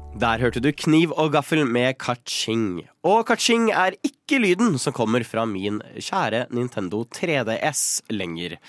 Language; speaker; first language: Norwegian; native; Norwegian